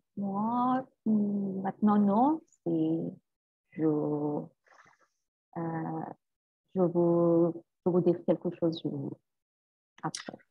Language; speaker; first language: French; non-native, learner; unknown